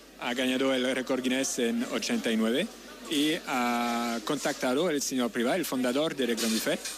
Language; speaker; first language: Spanish; non-native, learner; French